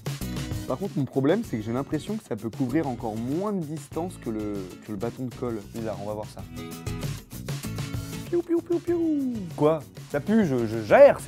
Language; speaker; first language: French; native; French